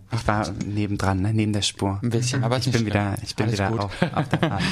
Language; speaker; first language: German; native; German